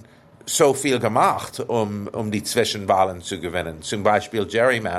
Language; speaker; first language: German; non-native, fluent; English